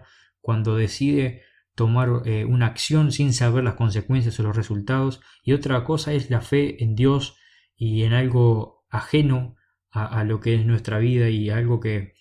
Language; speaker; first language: Spanish; native; Spanish